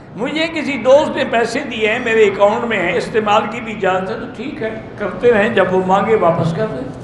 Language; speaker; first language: Urdu; native; Urdu